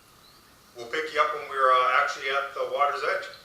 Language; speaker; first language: English; native; English